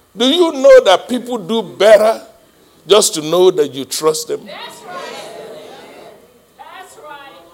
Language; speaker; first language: English; non-native, local second language; Yoruba